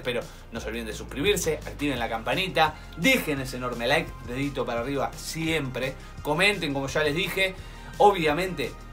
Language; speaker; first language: Spanish; native; Spanish